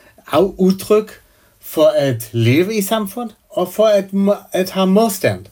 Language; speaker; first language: Danish; non-native, fluent; German